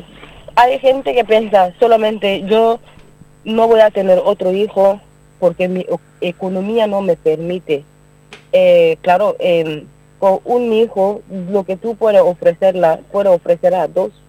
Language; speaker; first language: Spanish; non-native, learner; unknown